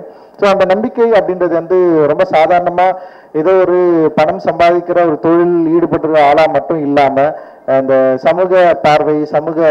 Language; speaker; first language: Tamil; native; Tamil